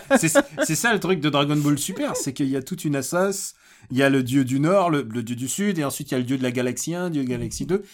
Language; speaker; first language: French; early bilingual, other home language; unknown